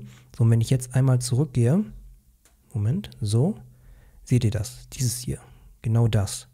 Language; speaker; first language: German; native; German